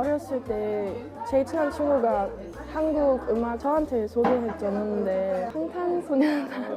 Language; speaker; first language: Korean; non-native, learner; German